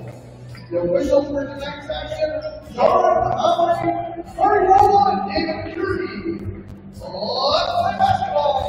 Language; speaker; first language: English; native; English